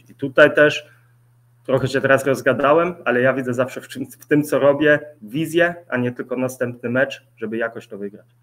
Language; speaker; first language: Polish; early bilingual, heritage; Polish